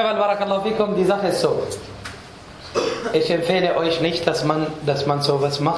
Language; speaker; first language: German; non-native, fluent; Arabic